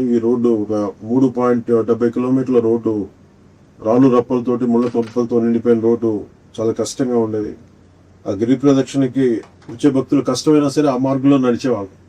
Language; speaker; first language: Telugu; native; Telugu